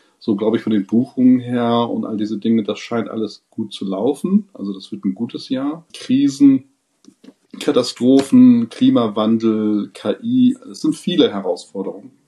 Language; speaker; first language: German; non-native, fluent; English